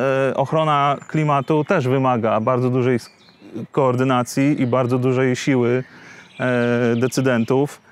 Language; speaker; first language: Polish; native; Polish